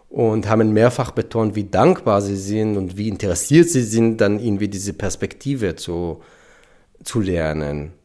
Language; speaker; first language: German; non-native, fluent; Hebrew